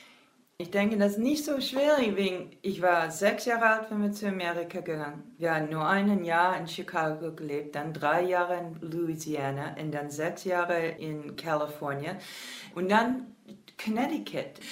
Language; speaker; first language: German; non-native, learner; English